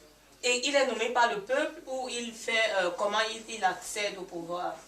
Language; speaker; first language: French; non-native, learner; English